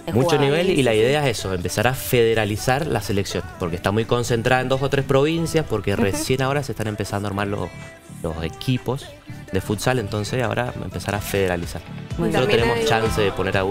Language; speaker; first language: Spanish; native; Spanish